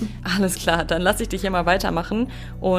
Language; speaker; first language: German; native; German